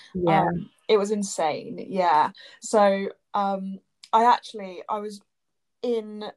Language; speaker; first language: English; native; English